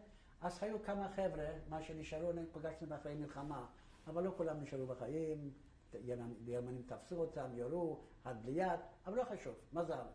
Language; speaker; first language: Hebrew; non-native, fluent; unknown